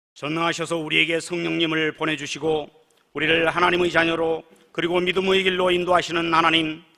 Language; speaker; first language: Korean; native; Korean